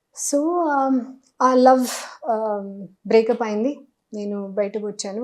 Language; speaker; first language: Telugu; non-native, local second language; Hindi